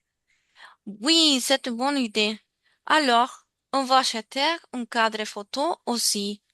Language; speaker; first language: French; non-native, learner; Spanish